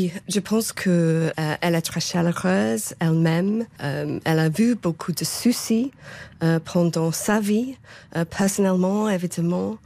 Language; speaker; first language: French; non-native, fluent; English